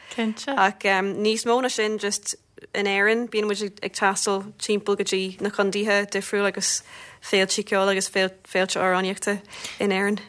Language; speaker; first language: Irish; non-native, local second language; English